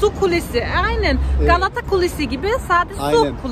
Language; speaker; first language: Turkish; non-native, learner; German